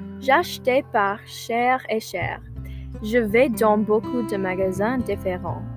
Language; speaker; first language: French; non-native, learner; English